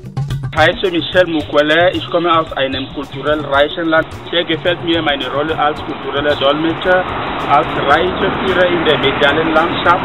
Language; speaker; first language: German; non-native, fluent; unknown